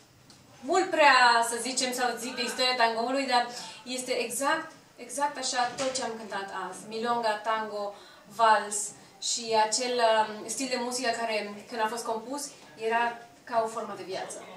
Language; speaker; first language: Romanian; non-native, fluent; Spanish